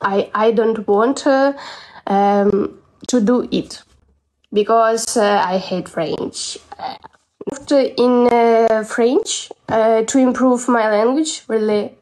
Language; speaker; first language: English; non-native, learner; Russian